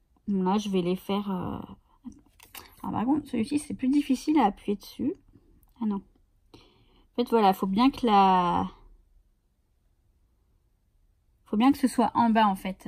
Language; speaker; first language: French; native; French